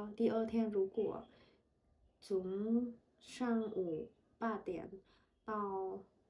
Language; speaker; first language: Chinese; non-native, learner; Vietnamese